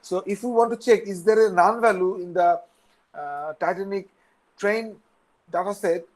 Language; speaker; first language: English; non-native, local second language; Bangla